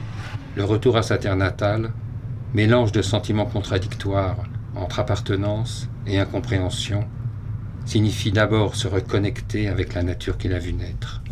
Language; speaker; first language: French; native; French